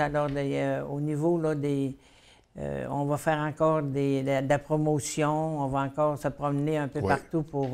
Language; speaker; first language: French; native; French